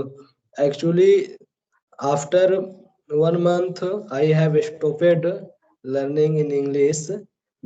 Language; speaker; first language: English; non-native, learner; Hindi